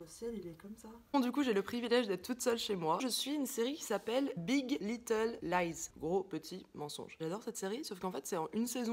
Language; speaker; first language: French; native; French